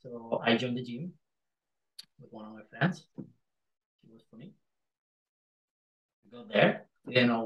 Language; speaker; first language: English; non-native, fluent; Spanish